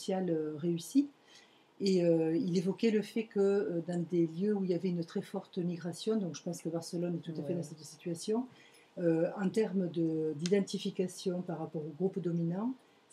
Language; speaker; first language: French; native; French